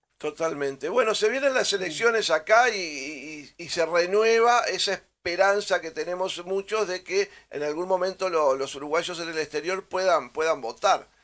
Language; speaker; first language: Spanish; native; Spanish